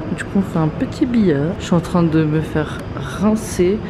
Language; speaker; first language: French; native; French